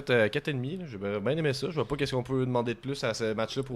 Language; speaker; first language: French; native; French